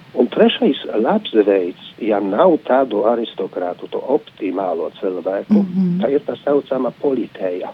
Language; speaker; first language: Latvian; non-native, fluent; Polish